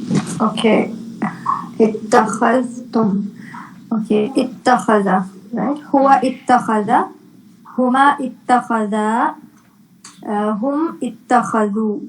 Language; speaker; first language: Arabic; non-native, learner; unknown